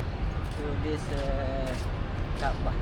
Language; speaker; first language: English; non-native, learner; Indonesian